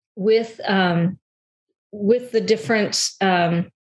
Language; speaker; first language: English; native; English